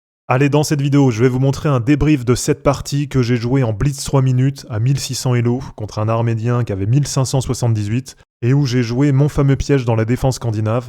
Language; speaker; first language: French; native; French